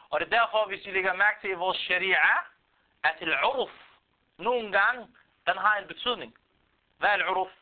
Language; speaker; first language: Danish; non-native, fluent; Arabic